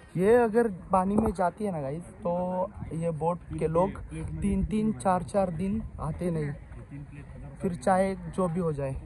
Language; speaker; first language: Hindi; non-native, local second language; Marathi